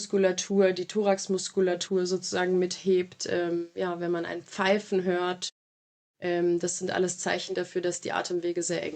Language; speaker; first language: German; native; German